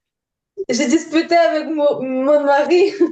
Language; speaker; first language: French; non-native, learner; Ukrainian